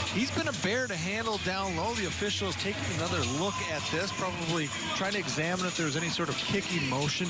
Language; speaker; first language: English; native; English